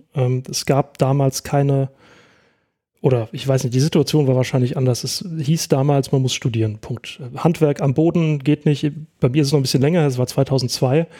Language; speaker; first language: German; native; German